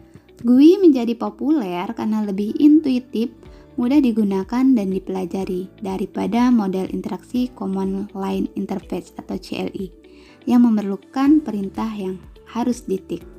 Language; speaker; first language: Indonesian; native; Indonesian